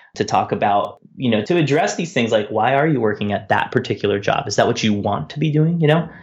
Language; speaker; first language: English; native; English